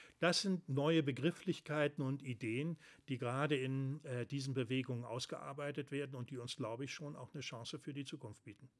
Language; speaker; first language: German; native; German